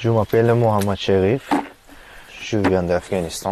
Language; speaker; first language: French; non-native, learner; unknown